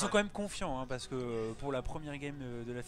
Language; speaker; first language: French; native; French